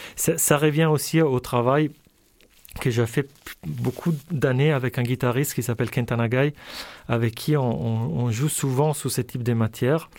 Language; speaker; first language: French; non-native, fluent; Italian